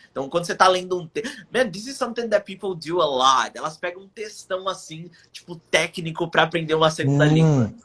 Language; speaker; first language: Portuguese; native; Portuguese